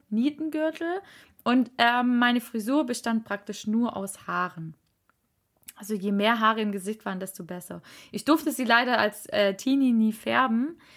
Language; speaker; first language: German; native; German